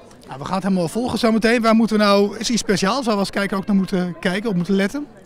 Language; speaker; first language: Dutch; native; Dutch